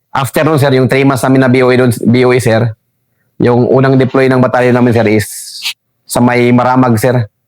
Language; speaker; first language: Filipino; non-native, local second language; Cebuano